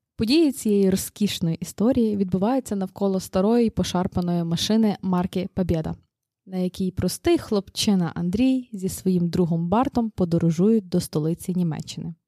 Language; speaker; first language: Ukrainian; native; Ukrainian